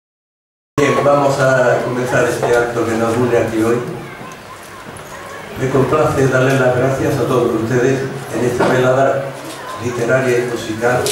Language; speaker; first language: Spanish; native; Spanish